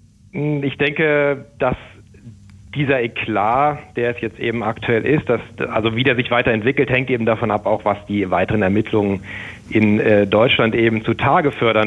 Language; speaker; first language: German; native; German